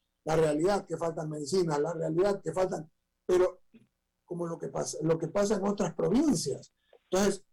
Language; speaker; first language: Spanish; native; Spanish